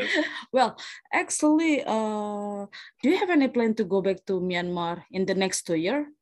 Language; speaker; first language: English; non-native, fluent; Indonesian